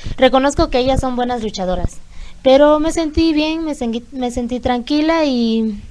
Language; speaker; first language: Spanish; native; Spanish